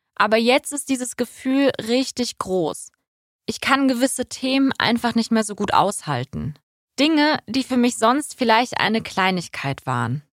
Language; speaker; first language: German; early bilingual, other home language; Persian